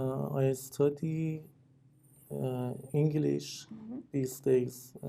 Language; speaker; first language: English; non-native, learner; Persian